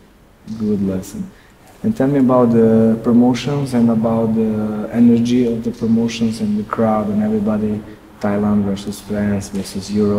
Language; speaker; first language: English; non-native, learner; Serbian